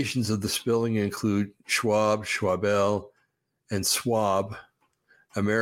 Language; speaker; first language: English; native; English